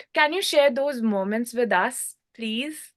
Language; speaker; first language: Hindi; native; Hindi